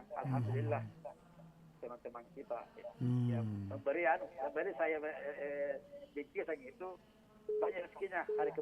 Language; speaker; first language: Indonesian; non-native, local second language; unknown